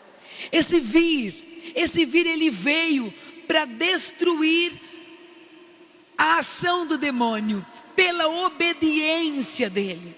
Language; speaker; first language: Portuguese; native; Portuguese